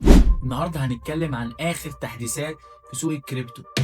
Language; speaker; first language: Arabic; native; Arabic